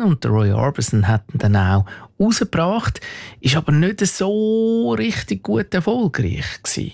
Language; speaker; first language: German; native; German